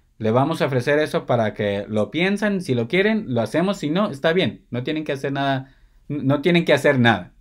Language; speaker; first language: Spanish; early bilingual, heritage; Spanish